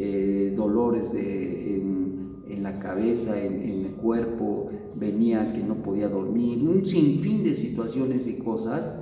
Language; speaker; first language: Spanish; native; Spanish